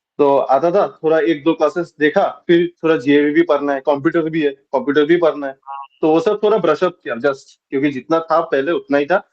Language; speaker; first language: Hindi; non-native, local second language; Bangla